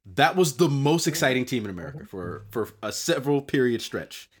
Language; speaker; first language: English; native; English